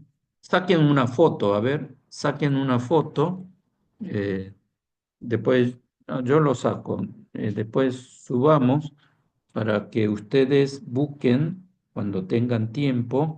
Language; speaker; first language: Spanish; non-native, fluent; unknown